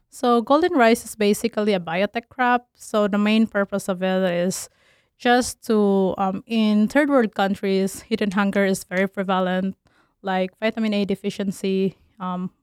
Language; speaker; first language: English; non-native, local second language; Cebuano